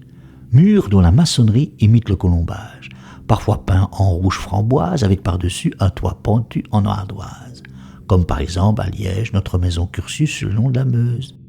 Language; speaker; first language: French; native; French